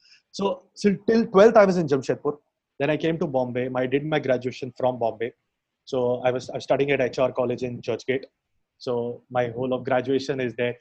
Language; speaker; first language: English; non-native, local second language; Hindi